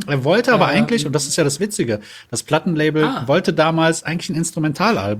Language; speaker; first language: German; native; German